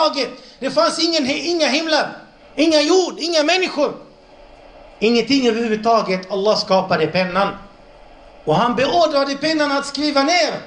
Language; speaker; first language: Swedish; non-native, local second language; Arabic